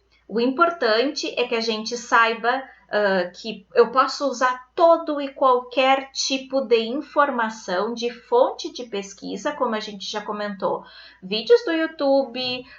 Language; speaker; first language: Portuguese; native; Portuguese